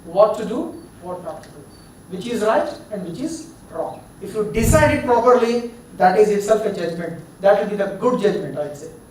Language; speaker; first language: English; non-native, local second language; Kannada